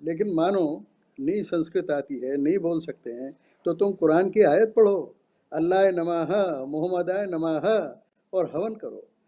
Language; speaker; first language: Hindi; native; Hindi